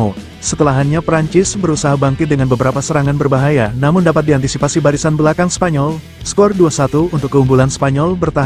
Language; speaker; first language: Indonesian; native; Indonesian